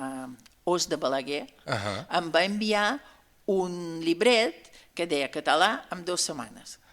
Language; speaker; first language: Catalan; non-native, fluent; Russian